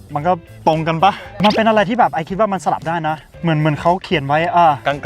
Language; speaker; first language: Thai; non-native, fluent; German